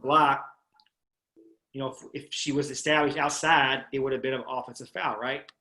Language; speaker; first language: English; native; English